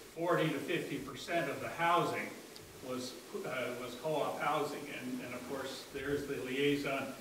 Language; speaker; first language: English; native; English